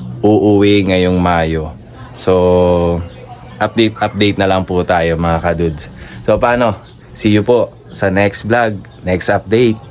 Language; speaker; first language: Filipino; native; Filipino